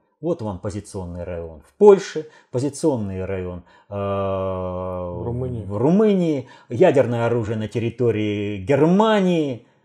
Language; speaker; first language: Russian; native; Russian